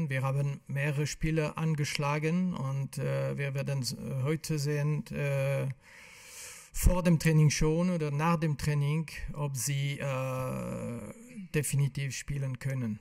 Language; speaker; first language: German; non-native, local second language; French